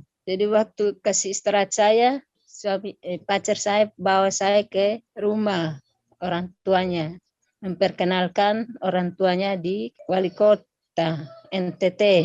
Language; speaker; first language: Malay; non-native, local second language; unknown